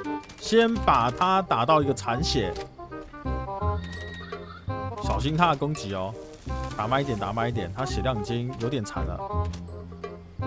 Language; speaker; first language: Chinese; native; Chinese